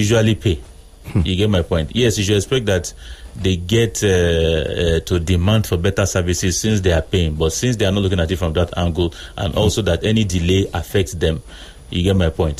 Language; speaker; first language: English; non-native, local second language; Yoruba